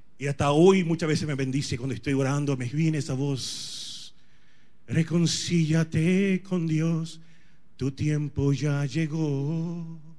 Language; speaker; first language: Spanish; non-native, fluent; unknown